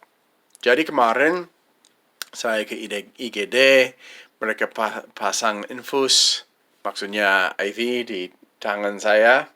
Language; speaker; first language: Indonesian; non-native, fluent; English